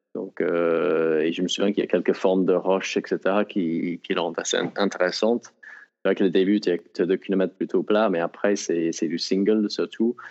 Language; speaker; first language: French; non-native, fluent; English